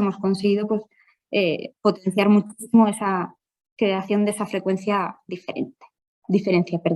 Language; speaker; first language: Spanish; native; Spanish